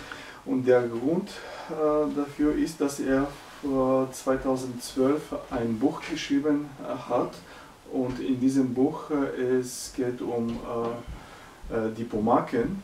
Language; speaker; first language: German; non-native, learner; Bulgarian